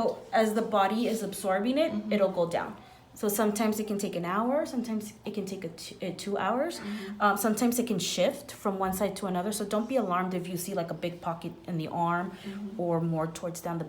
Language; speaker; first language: English; native; English